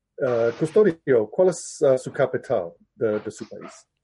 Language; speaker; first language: Spanish; non-native, learner; English